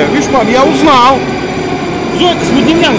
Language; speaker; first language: Russian; native; Russian